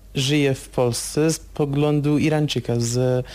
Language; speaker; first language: Polish; non-native, fluent; Persian